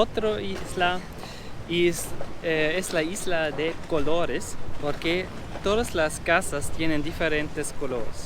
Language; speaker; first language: Spanish; non-native, learner; German